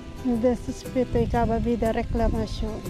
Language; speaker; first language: German; non-native, learner; Filipino